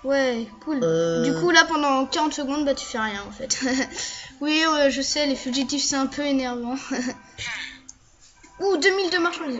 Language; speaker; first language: French; native; French